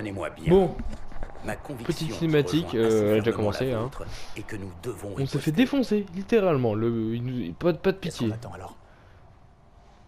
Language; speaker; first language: French; native; French